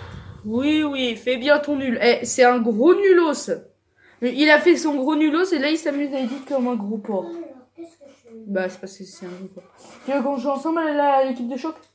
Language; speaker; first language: French; native; French